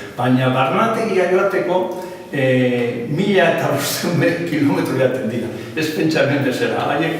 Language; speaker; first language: Basque; non-native, local second language; Spanish